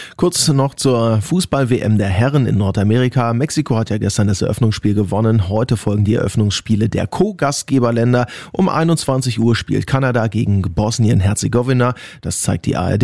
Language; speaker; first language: German; native; German